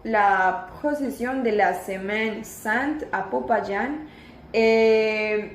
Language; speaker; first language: French; non-native, learner; Spanish